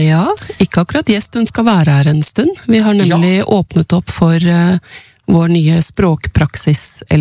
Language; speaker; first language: Norwegian; native; Norwegian